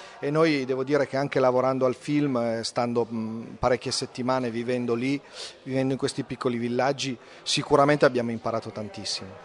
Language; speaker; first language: Italian; native; Italian